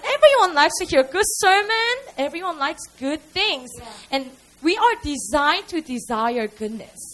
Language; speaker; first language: English; non-native, fluent; Korean